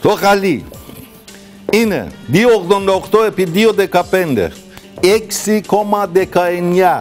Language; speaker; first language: Greek; non-native, learner; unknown